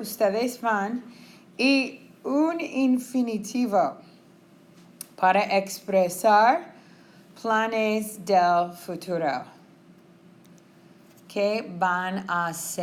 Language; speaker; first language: Spanish; non-native, fluent; English